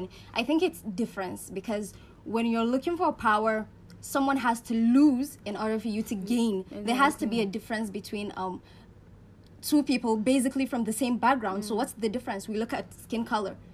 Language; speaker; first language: English; non-native, local second language; Hausa